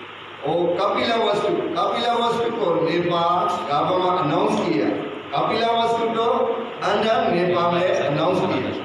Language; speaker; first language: Hindi; non-native, fluent; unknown